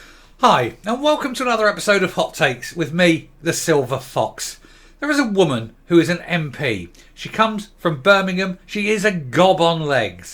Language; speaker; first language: English; native; English